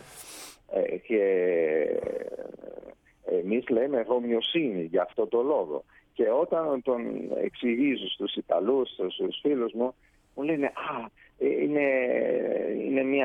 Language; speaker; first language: Greek; non-native, fluent; Italian